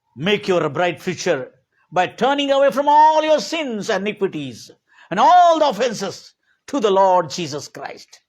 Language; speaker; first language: English; non-native, local second language; Kannada